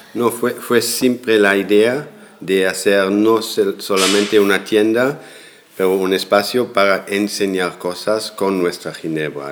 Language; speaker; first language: Spanish; non-native, fluent; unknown